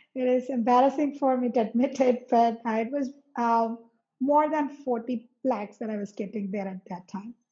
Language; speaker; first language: English; non-native, local second language; Malayalam